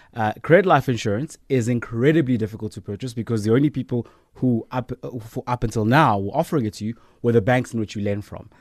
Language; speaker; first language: English; non-native, local second language; Zulu